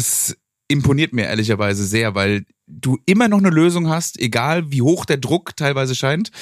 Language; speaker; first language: German; native; German